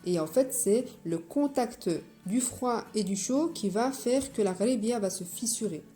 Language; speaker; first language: French; non-native, local second language; Arabic